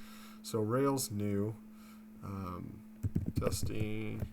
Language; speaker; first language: English; native; English